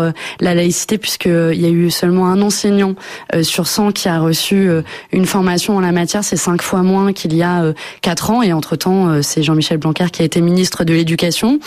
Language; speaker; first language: French; native; French